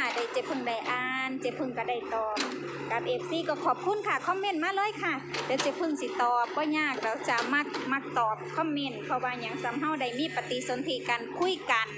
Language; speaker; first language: Thai; native; Thai